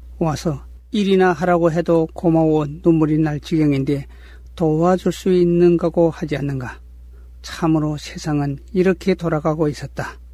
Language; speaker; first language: Korean; native; Korean